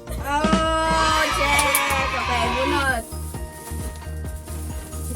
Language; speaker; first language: Filipino; native; Filipino